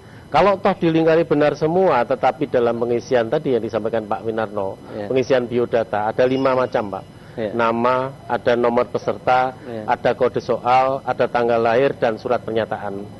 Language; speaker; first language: Indonesian; native; Indonesian